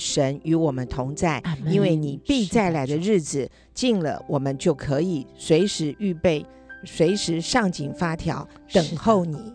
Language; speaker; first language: Chinese; native; Chinese